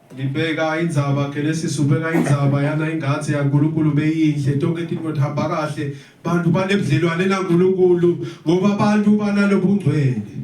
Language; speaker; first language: Zulu; non-native, local second language; Swati